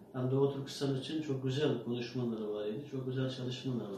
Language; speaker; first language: Turkish; non-native, learner; Uyghur